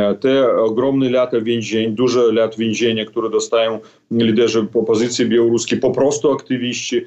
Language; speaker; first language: Polish; non-native, fluent; Belarusian